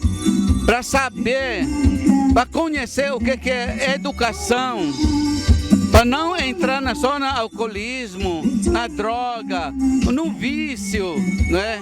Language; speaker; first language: Portuguese; non-native, local second language; Ticuna